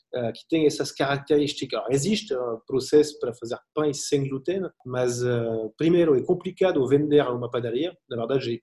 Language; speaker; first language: Portuguese; non-native, learner; French